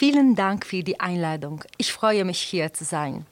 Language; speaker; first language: German; non-native, fluent; Polish